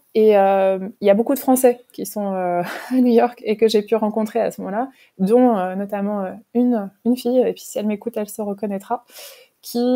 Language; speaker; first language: French; native; French